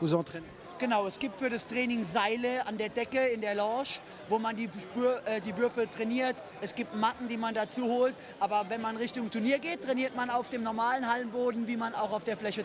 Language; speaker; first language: German; native; German